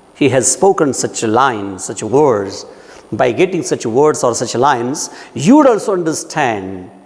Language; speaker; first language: English; non-native, local second language; Marathi